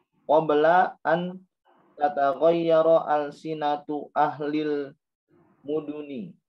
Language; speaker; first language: Arabic; non-native, learner; Indonesian